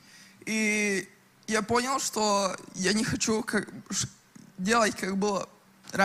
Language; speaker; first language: Russian; non-native, local second language; Latvian